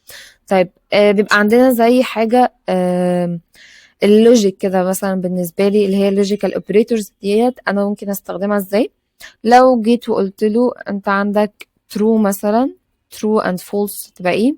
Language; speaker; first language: Arabic; native; Arabic